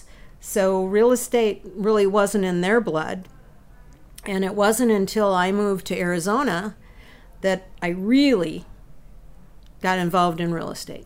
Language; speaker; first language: English; native; English